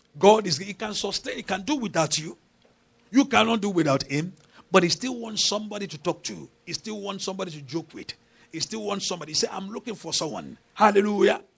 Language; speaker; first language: English; non-native, local second language; Yoruba